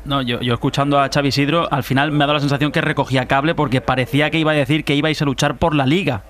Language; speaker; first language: Spanish; native; Spanish